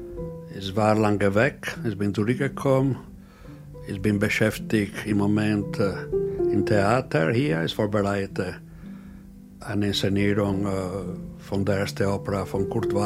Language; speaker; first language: German; non-native, fluent; Italian